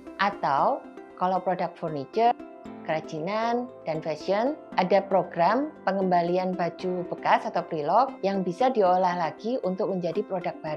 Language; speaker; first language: Indonesian; native; Indonesian